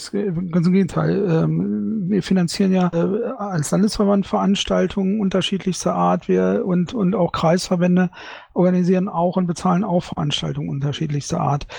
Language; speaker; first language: German; native; German